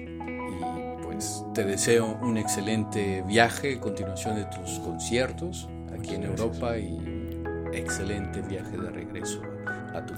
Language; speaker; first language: Spanish; native; Spanish